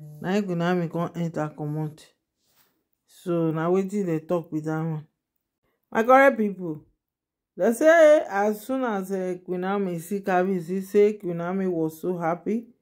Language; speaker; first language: Nigerian Pidgin; non-native, local second language; Yoruba